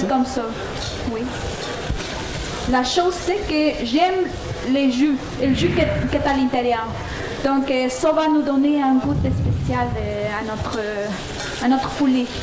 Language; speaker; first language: French; non-native, fluent; Spanish